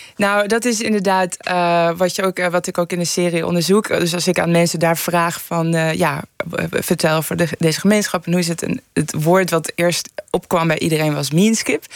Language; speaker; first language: Dutch; early bilingual, other home language; Persian